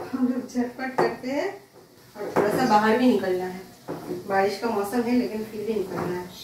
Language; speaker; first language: Hindi; non-native, local second language; Bangla